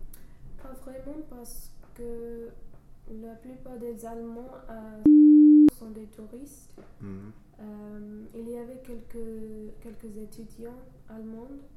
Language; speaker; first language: French; non-native, fluent; English